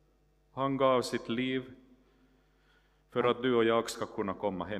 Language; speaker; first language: Swedish; non-native, local second language; Finnish